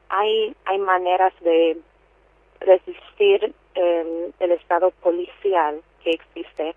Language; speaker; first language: Spanish; non-native, fluent; English